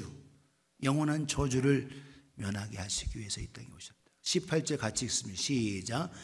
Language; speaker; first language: Korean; native; Korean